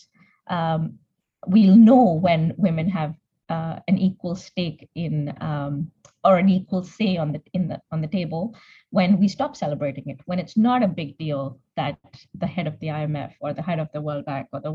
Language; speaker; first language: English; non-native, local second language; Punjabi